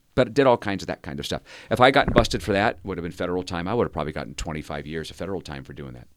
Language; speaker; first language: English; native; English